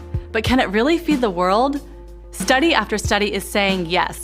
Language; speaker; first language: English; native; English